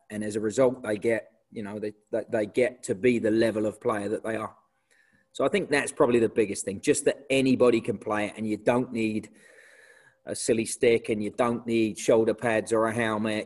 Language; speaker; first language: English; native; English